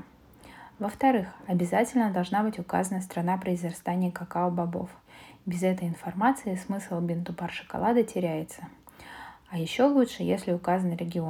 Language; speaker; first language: Russian; native; Russian